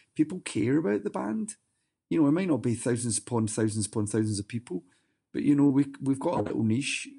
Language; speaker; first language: English; native; English